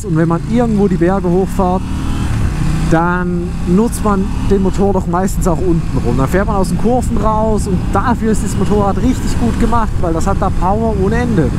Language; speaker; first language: German; native; German